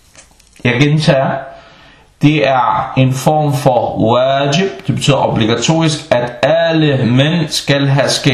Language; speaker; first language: Danish; non-native, fluent; Arabic